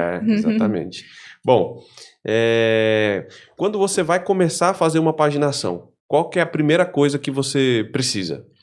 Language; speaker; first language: Portuguese; native; Portuguese